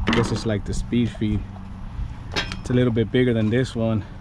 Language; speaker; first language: English; early bilingual, other home language; Spanish